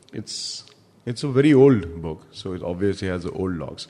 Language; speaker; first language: English; non-native, local second language; Kannada